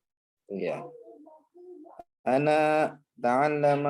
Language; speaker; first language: Arabic; non-native, learner; Indonesian